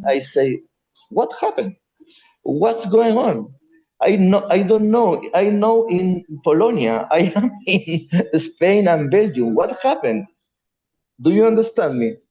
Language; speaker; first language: English; non-native, learner; Spanish